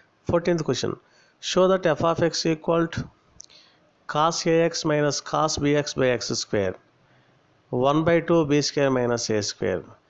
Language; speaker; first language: English; non-native, local second language; Telugu